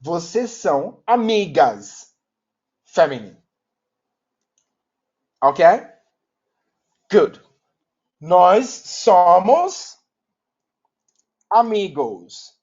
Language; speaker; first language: Portuguese; non-native, learner; Yoruba